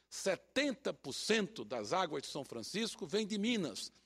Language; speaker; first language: Portuguese; native; Portuguese